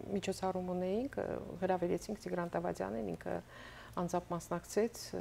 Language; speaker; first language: Armenian; native; Armenian